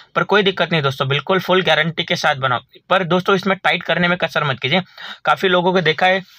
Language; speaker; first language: Hindi; non-native, local second language; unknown